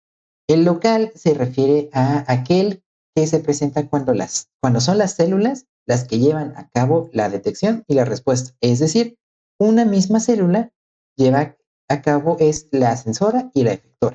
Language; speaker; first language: Spanish; native; Spanish